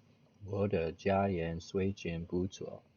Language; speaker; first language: Chinese; non-native, learner; English